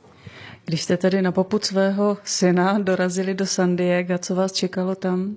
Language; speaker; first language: Czech; native; Czech